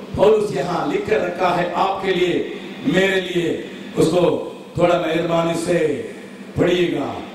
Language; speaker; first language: Hindi; non-native, local second language; Tamil